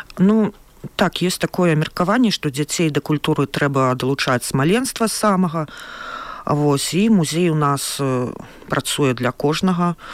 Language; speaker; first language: Belarusian; native; Belarusian